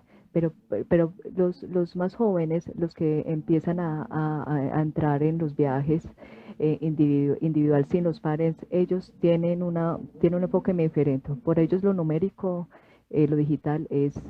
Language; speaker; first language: Spanish; non-native, fluent; French